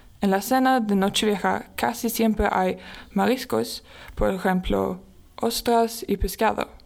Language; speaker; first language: Spanish; non-native, learner; Swedish